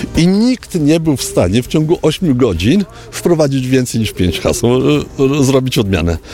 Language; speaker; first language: Polish; native; Polish